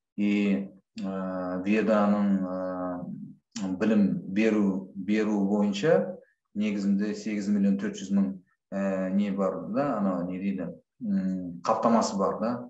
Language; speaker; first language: Kazakh; non-native, local second language; Russian